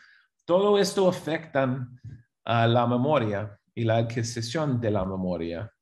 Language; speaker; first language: Spanish; non-native, fluent; English